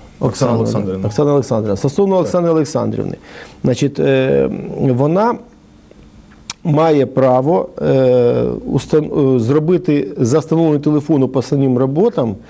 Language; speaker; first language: Ukrainian; native; Ukrainian